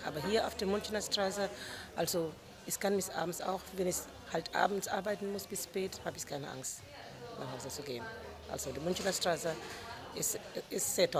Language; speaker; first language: German; non-native, fluent; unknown